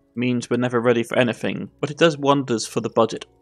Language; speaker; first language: English; native; English